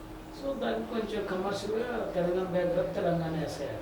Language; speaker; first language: Telugu; native; Telugu